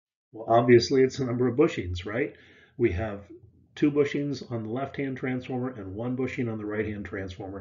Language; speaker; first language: English; native; English